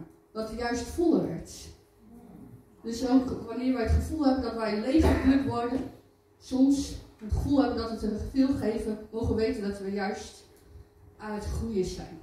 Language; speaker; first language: Dutch; native; Dutch